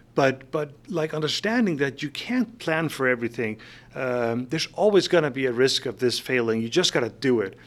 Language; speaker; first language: English; non-native, fluent; Faroese